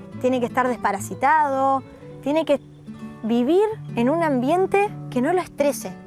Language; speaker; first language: Spanish; native; Spanish